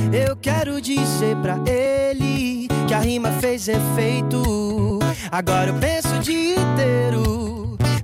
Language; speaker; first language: Portuguese; native; Portuguese